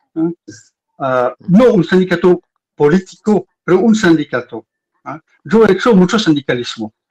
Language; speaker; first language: Spanish; non-native, fluent; Arabic